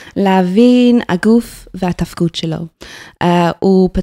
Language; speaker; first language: Hebrew; non-native, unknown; English